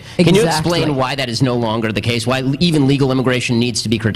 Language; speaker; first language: English; native; English